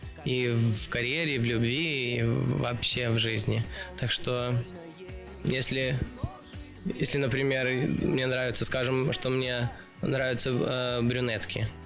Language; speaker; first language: Russian; early bilingual, other home language; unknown